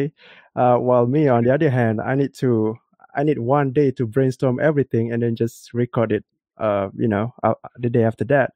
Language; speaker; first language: English; non-native, local second language; Malay